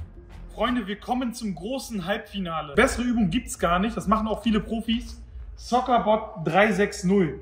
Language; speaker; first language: German; native; German